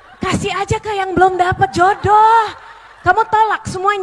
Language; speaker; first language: Indonesian; native; Indonesian